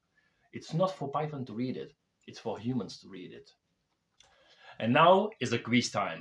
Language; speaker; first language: English; non-native, fluent; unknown